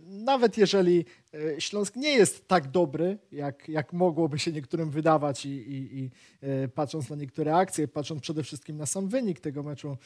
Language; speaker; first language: Polish; native; Polish